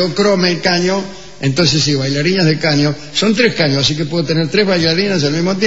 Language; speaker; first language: Spanish; native; Spanish